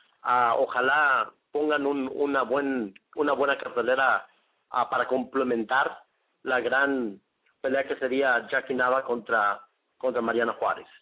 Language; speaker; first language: Spanish; native; Spanish